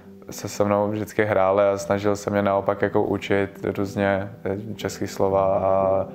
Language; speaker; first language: Czech; early bilingual, other home language; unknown